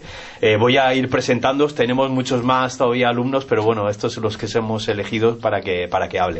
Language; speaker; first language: Spanish; native; Spanish